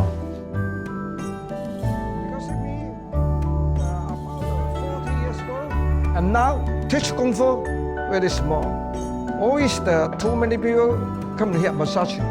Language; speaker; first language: English; non-native, learner; Cantonese